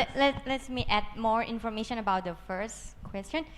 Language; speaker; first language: English; non-native, learner; Thai